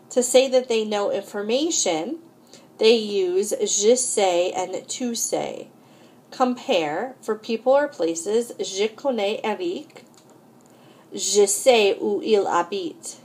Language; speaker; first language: French; non-native, fluent; English